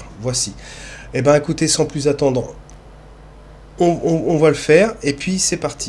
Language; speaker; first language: French; native; French